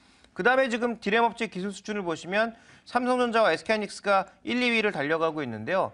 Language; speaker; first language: Korean; native; Korean